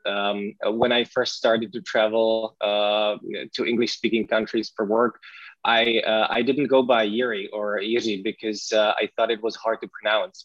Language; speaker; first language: English; non-native, fluent; Czech